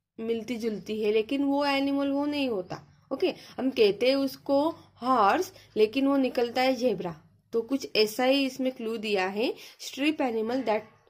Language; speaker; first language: Hindi; non-native, local second language; Marathi